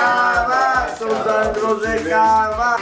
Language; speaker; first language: Polish; early bilingual, heritage; Polish